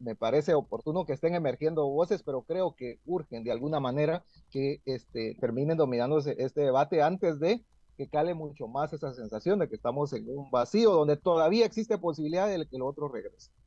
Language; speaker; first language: Spanish; native; Spanish